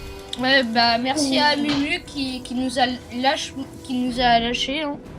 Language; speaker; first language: French; native; French